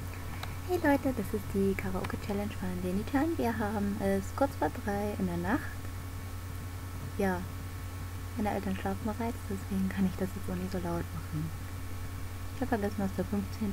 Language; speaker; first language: German; native; German